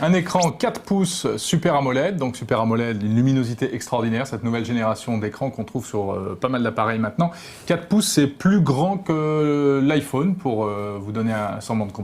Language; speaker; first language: French; native; French